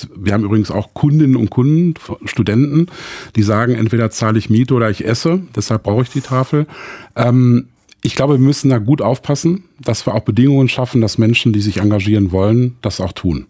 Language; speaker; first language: German; native; German